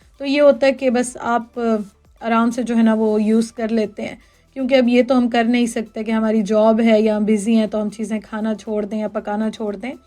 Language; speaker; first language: Hindi; native; Hindi